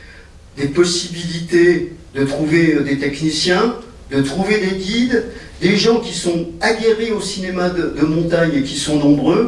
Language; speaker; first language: French; native; French